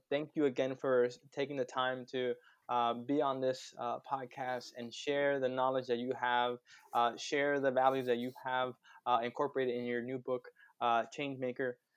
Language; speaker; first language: English; native; English